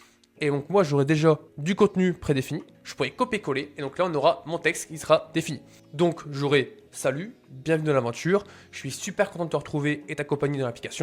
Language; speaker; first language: French; native; French